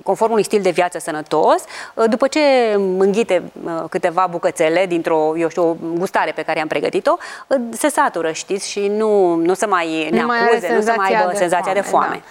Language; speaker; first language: Romanian; native; Romanian